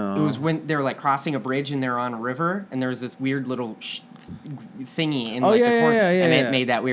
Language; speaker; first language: English; native; English